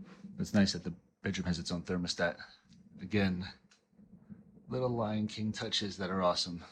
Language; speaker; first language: English; native; English